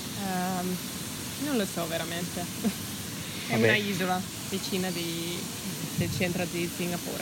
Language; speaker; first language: Italian; non-native, learner; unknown